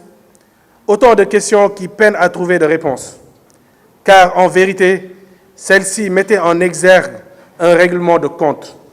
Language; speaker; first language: French; non-native, local second language; Wolof